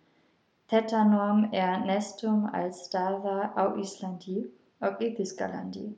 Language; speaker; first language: Icelandic; non-native, learner; German